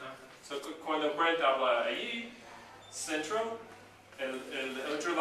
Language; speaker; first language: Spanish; non-native, learner; English